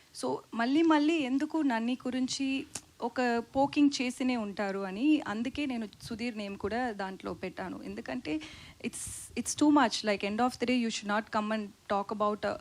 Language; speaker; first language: Telugu; non-native, learner; Tamil